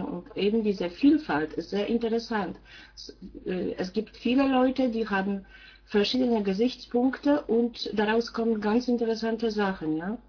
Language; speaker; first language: German; non-native, fluent; Polish